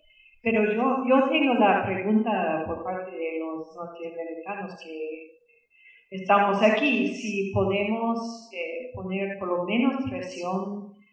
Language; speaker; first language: Spanish; non-native, fluent; English